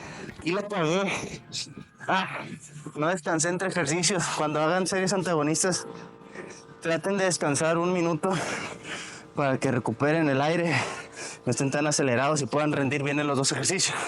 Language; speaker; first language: Spanish; native; Spanish